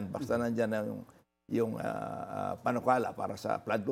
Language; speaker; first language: Filipino; non-native, local second language; Cebuano